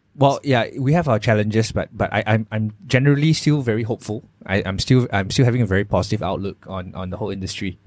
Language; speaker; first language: English; non-native, local second language; Chinese